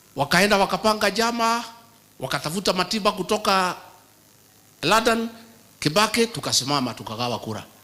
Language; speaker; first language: Swahili; non-native, local second language; Kikuyu